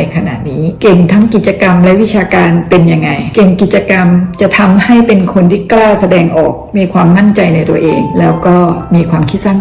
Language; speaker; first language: Thai; native; Thai